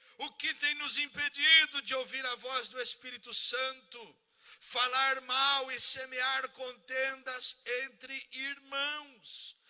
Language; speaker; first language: Portuguese; native; Portuguese